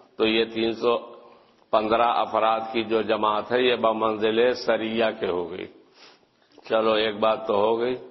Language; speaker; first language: Urdu; native; Urdu